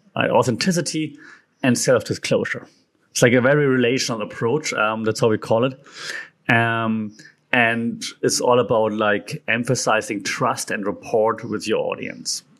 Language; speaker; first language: English; non-native, fluent; German